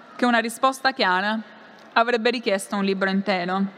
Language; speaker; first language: Italian; non-native, fluent; Albanian